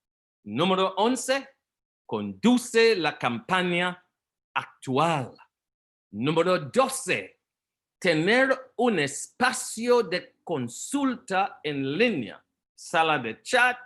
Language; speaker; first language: Spanish; non-native, learner; Portuguese